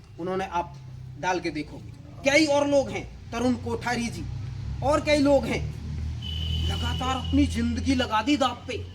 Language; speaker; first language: Hindi; native; Hindi